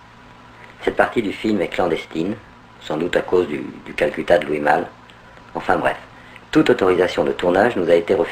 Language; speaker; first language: French; native; French